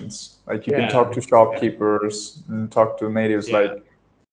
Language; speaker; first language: English; non-native, local second language; Marathi